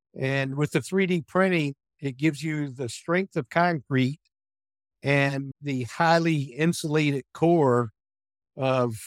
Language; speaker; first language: English; native; English